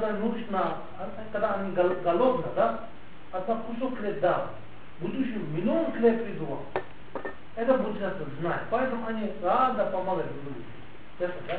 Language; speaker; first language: Russian; non-native, learner; Tibetan